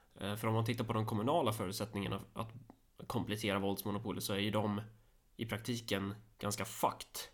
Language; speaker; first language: Swedish; native; Swedish